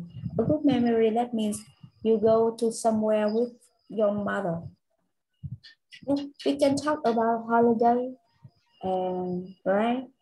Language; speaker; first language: English; non-native, learner; Vietnamese